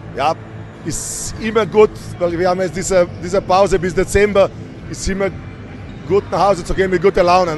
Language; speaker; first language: German; non-native, fluent; Slovenian